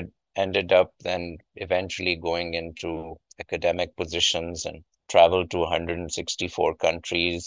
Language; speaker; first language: English; non-native, local second language; Urdu